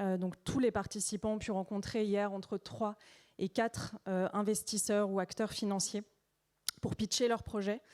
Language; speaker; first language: French; native; French